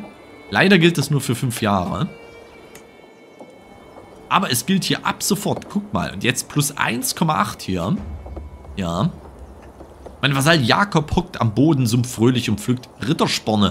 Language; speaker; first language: German; native; German